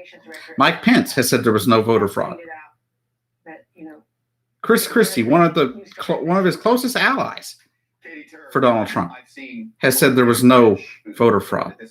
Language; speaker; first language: English; native; English